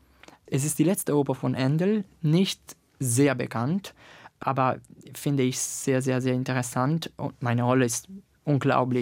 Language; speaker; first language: German; non-native, learner; Italian